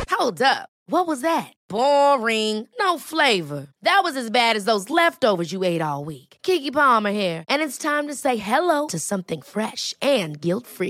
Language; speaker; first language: English; native; English